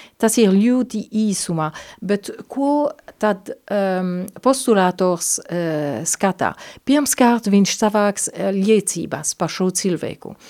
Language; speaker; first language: Latvian; non-native, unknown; Italian